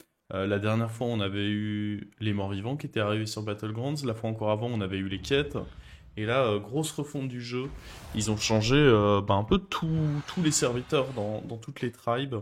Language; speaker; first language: French; native; French